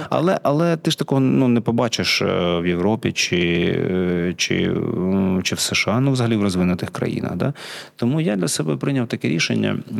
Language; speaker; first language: Ukrainian; non-native, local second language; Russian